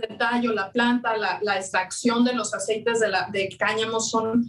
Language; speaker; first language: Spanish; native; Spanish